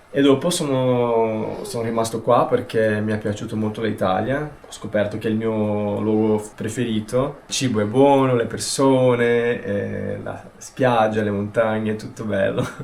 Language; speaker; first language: Italian; non-native, fluent; Portuguese